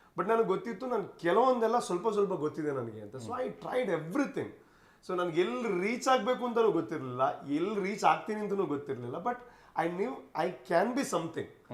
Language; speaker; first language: Kannada; non-native, local second language; Tulu